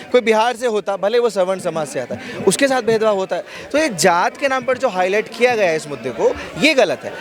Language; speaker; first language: Hindi; native; Hindi